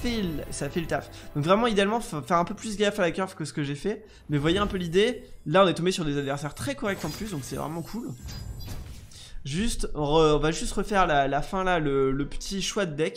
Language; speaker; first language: French; native; French